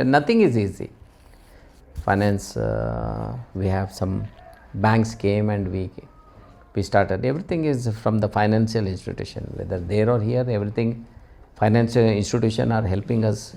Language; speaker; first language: English; non-native, local second language; Kannada